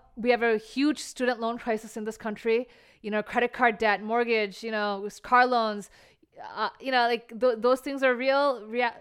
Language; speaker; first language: English; early bilingual, other home language; Bangla